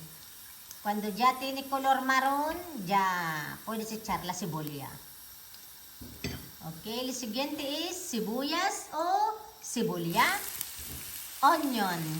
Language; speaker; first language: Spanish; non-native, fluent; Filipino